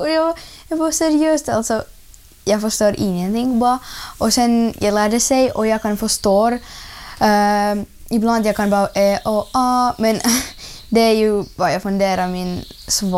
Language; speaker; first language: Swedish; early bilingual, other home language; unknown